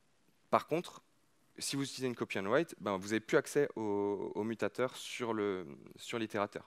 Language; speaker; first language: French; native; French